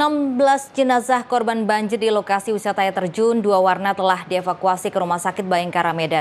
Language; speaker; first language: Indonesian; native; Indonesian